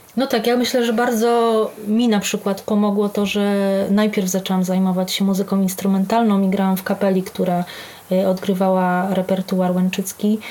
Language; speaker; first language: Polish; native; Polish